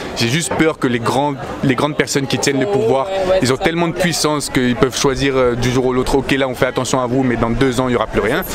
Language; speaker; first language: French; native; French